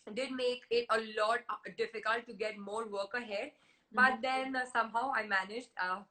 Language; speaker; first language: English; non-native, local second language; Hindi